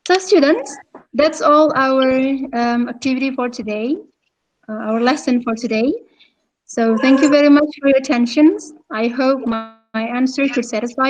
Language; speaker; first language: English; non-native, fluent; Indonesian